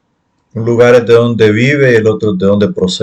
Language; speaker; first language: Spanish; native; Spanish